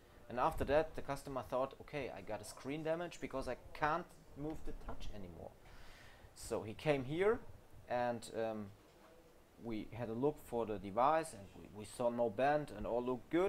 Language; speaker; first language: English; non-native, fluent; German